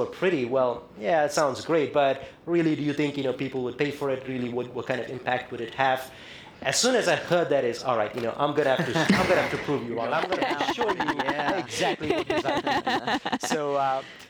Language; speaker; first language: English; non-native, local second language; Tamil